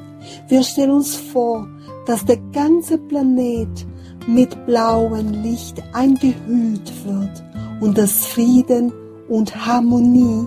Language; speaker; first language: German; non-native, fluent; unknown